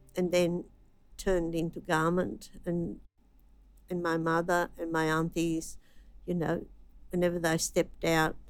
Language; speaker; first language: English; non-native, fluent; Italian